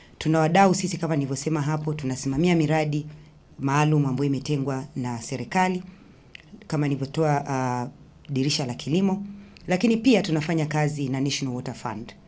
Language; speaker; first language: Swahili; native; Swahili